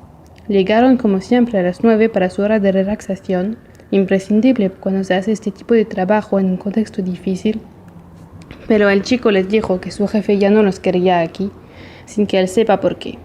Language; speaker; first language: Spanish; non-native, fluent; Portuguese